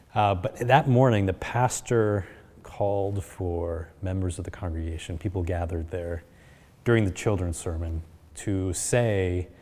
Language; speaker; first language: English; early bilingual, other home language; Spanish